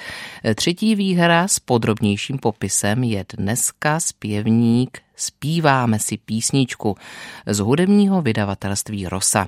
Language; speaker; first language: Czech; native; Czech